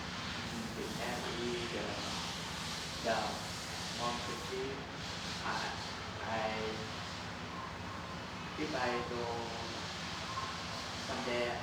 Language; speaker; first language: English; non-native, learner; Vietnamese